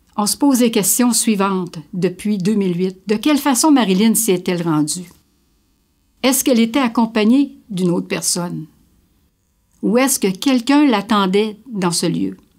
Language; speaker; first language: French; native; French